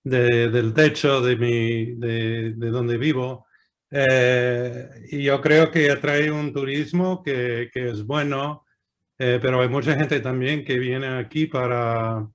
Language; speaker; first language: Spanish; non-native, fluent; English